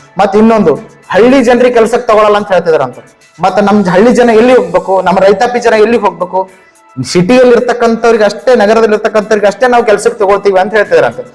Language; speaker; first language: Kannada; native; Kannada